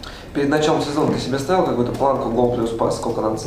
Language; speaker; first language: Russian; native; Russian